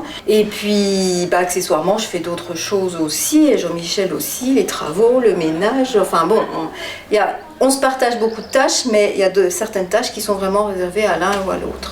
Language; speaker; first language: French; native; French